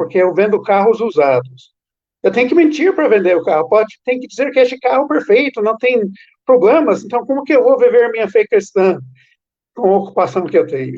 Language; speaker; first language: Portuguese; non-native, fluent; English